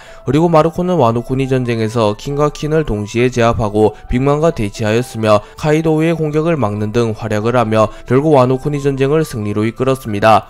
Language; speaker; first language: Korean; native; Korean